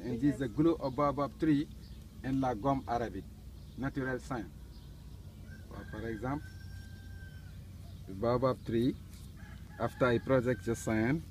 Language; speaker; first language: English; non-native, local second language; Wolof